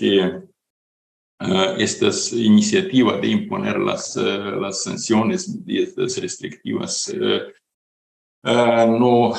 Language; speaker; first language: Spanish; non-native, fluent; Ukrainian